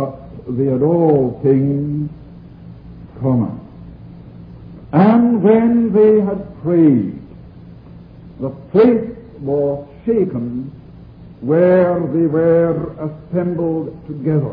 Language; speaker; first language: English; non-native, local second language; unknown